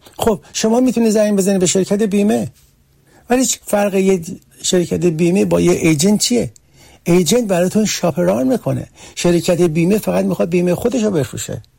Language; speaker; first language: Persian; early bilingual, heritage; Persian